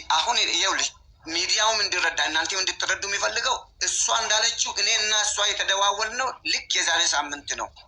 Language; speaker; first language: Amharic; non-native, local second language; Oromo